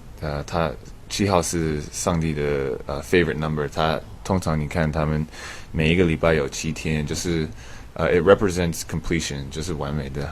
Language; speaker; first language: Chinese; early bilingual, heritage; English